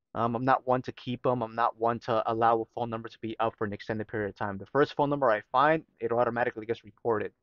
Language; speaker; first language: English; native; English